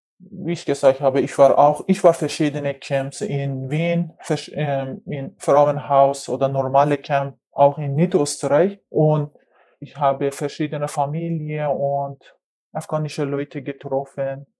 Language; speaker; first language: German; non-native, learner; Persian